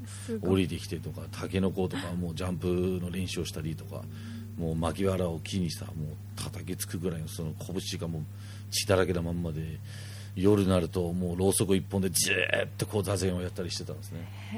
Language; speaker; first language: Japanese; non-native, fluent; Danish